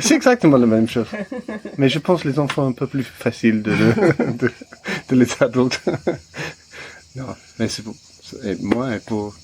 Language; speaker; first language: French; non-native, learner; English